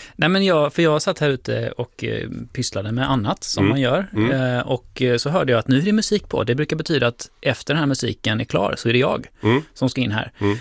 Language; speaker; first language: Swedish; native; Swedish